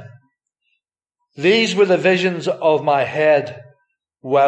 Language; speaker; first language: English; native; English